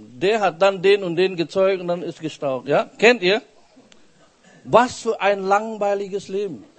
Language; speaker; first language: German; non-native, fluent; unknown